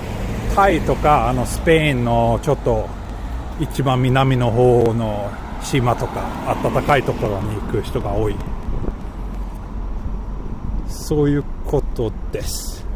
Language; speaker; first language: Japanese; non-native, learner; Swedish